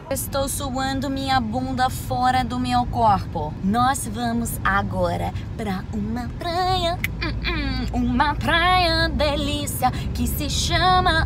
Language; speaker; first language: Portuguese; non-native, learner; English